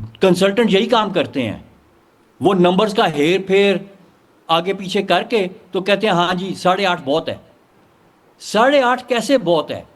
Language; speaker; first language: Urdu; non-native, local second language; Punjabi